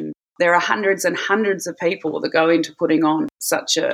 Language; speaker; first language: English; native; English